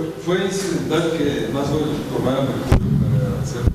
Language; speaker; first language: Spanish; native; Spanish